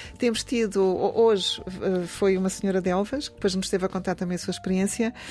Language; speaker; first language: Portuguese; native; Portuguese